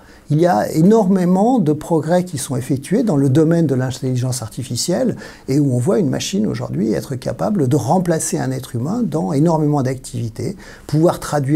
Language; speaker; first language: French; native; French